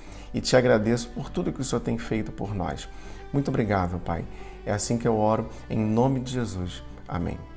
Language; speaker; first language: Portuguese; native; Portuguese